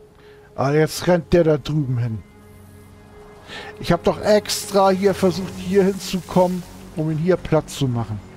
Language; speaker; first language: German; native; German